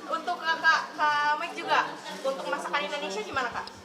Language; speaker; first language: Indonesian; native; Indonesian